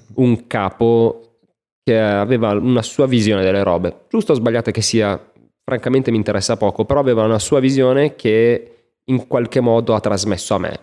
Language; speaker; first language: Italian; native; Italian